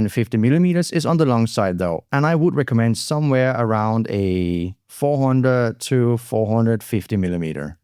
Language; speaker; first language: English; non-native, fluent; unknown